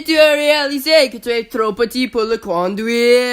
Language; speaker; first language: French; non-native, learner; English